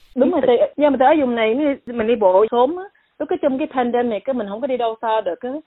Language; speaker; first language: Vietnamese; early bilingual, heritage; Vietnamese